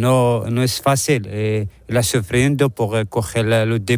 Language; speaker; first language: Spanish; non-native, learner; Arabic